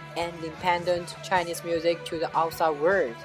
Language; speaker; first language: English; non-native, fluent; Chinese